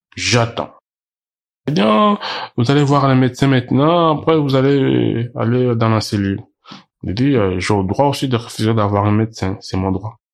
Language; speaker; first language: French; non-native, local second language; Portuguese